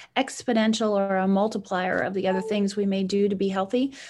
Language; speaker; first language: English; native; English